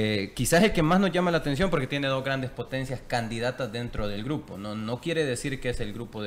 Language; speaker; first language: Spanish; native; Spanish